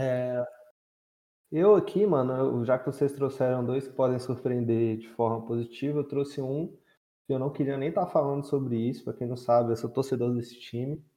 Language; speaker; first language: Portuguese; native; Portuguese